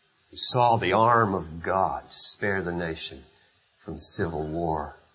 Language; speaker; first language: English; native; English